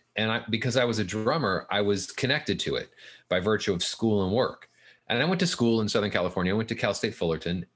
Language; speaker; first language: English; native; English